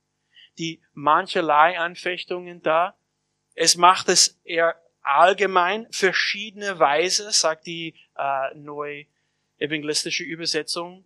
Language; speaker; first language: German; non-native, fluent; English